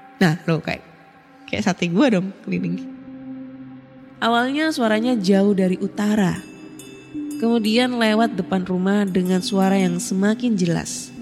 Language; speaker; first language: Indonesian; native; Indonesian